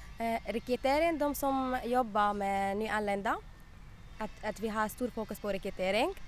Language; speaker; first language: Swedish; non-native, learner; Arabic